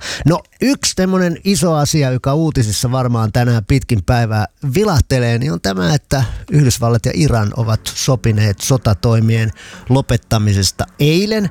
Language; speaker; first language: Finnish; native; Finnish